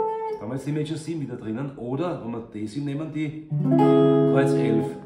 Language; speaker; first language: German; native; German